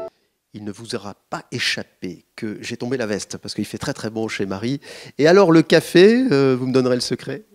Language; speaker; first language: French; native; French